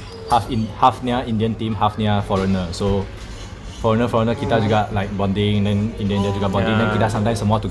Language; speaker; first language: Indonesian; non-native, learner; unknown